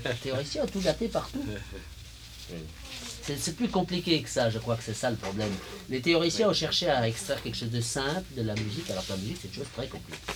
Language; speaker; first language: French; native; French